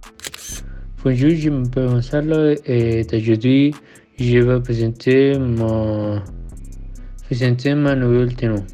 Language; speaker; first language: French; non-native, learner; Spanish